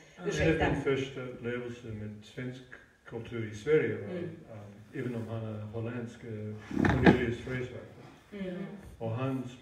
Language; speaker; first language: Swedish; non-native, fluent; English